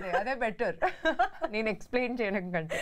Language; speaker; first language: Telugu; non-native, fluent; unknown